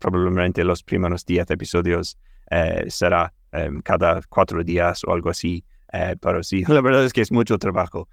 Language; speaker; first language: Spanish; non-native, fluent; English